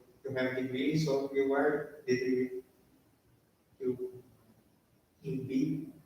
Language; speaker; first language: English; non-native, learner; Portuguese